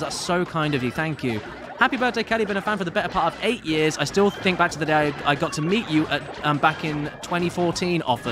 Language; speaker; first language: English; native; English